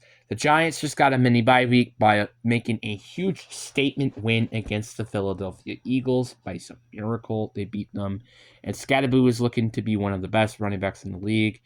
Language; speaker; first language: English; native; English